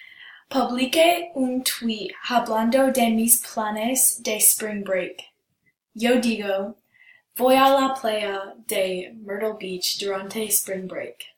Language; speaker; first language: Spanish; non-native, learner; English